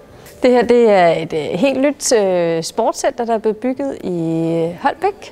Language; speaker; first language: Danish; native; Danish